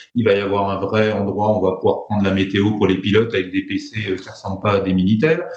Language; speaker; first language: French; native; French